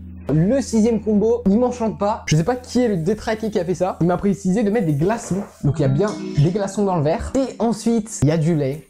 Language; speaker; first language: French; native; French